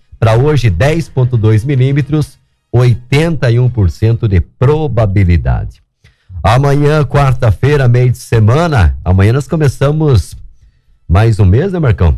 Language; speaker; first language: Portuguese; native; Portuguese